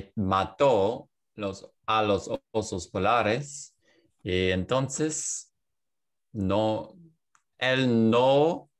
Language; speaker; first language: Spanish; non-native, learner; English